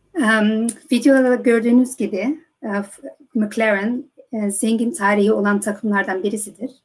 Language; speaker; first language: Turkish; early bilingual, heritage; Turkish